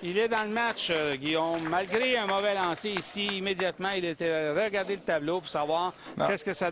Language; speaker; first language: French; native; French